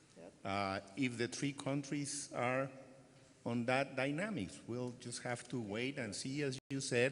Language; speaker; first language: English; non-native, fluent; Spanish